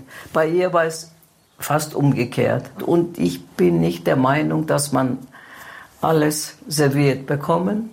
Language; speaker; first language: German; non-native, fluent; Greek